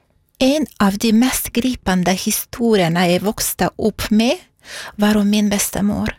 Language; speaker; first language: Norwegian; non-native, fluent; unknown